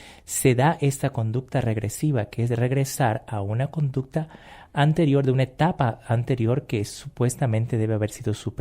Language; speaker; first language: Spanish; native; Spanish